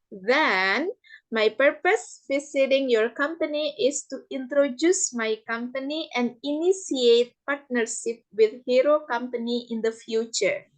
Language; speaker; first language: English; non-native, fluent; Indonesian